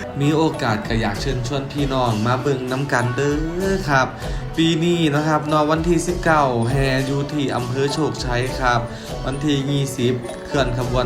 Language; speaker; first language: Thai; non-native, local second language; Lao